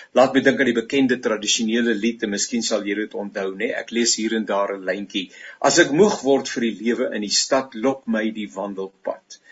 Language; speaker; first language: Afrikaans; native; Afrikaans